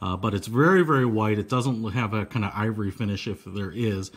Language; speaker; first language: English; native; English